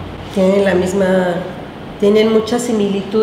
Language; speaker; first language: Spanish; native; Spanish